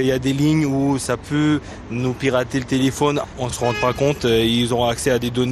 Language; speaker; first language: French; non-native, fluent; Tibetan